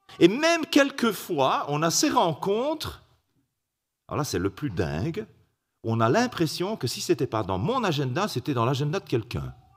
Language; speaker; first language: French; native; French